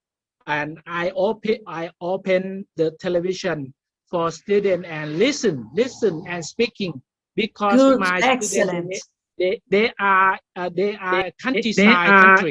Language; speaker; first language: English; non-native, learner; Thai